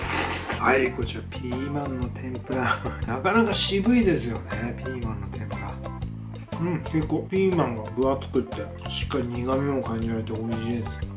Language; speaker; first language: Japanese; native; Japanese